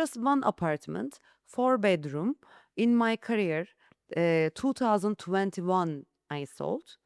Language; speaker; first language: English; non-native, learner; Turkish